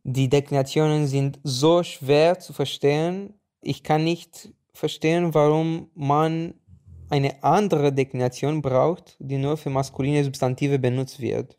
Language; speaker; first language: German; non-native, fluent; Romanian